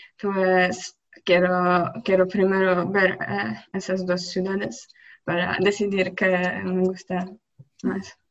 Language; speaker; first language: Spanish; non-native, learner; Polish